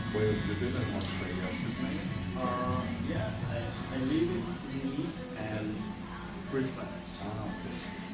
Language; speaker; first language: English; non-native, learner; German